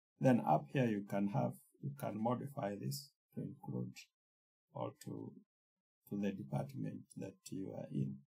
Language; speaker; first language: English; non-native, local second language; Kikuyu